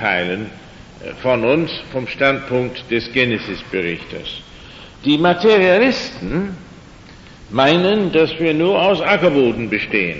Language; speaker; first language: German; non-native, fluent; English